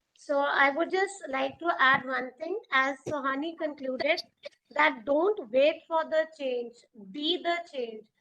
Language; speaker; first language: English; non-native, local second language; Punjabi